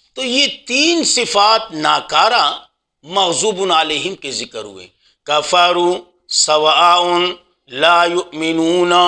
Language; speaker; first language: Urdu; non-native, local second language; Pashto